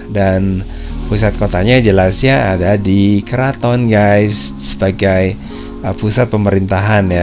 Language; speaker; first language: Indonesian; native; Indonesian